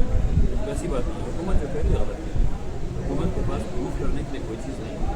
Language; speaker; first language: Urdu; native; Urdu